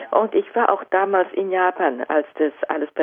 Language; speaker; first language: German; non-native, fluent; Japanese